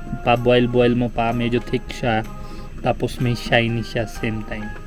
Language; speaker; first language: Filipino; non-native, learner; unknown